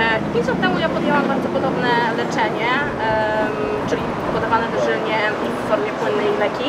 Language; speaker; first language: Polish; native; Polish